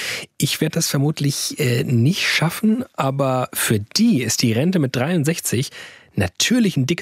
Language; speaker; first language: German; native; German